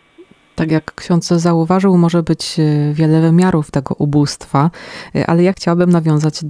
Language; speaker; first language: Polish; native; Polish